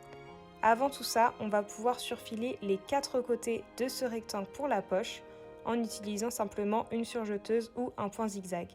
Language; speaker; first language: French; native; French